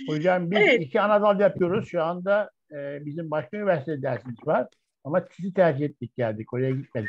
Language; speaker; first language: Turkish; native; Turkish